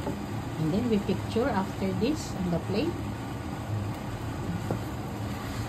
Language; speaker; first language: English; non-native, learner; Filipino